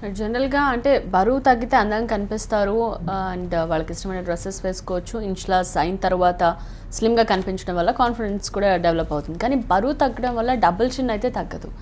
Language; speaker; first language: Telugu; native; Telugu